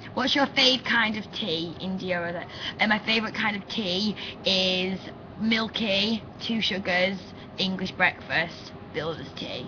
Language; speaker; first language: English; native; English